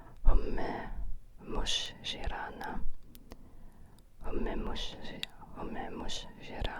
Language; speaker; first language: Arabic; non-native, learner; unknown